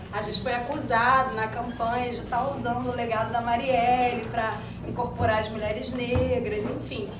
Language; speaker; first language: Portuguese; native; Portuguese